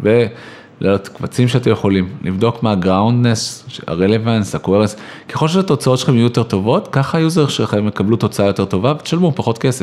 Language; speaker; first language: Hebrew; native; Hebrew